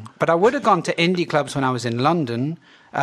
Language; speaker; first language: English; native; English